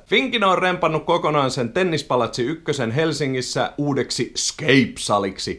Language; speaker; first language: Finnish; native; Finnish